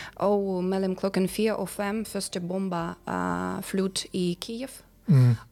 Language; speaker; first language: Danish; non-native, fluent; Ukrainian